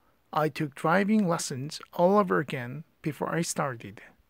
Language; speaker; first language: English; non-native, fluent; Korean